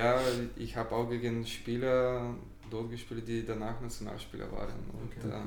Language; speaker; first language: German; non-native, fluent; Bulgarian